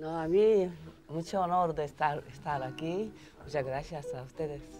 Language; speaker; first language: Spanish; non-native, learner; Japanese